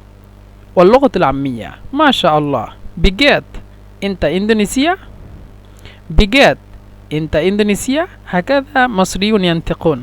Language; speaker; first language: Arabic; non-native, fluent; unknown